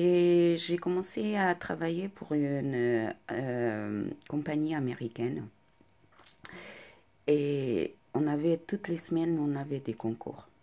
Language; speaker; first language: French; non-native, fluent; Portuguese